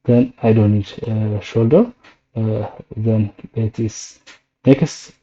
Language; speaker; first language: English; non-native, local second language; Amharic